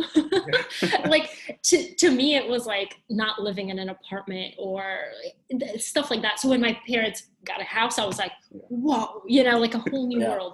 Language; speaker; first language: English; early bilingual, other home language; Bulgarian